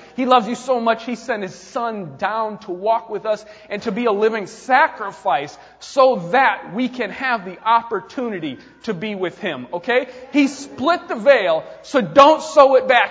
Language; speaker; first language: English; native; English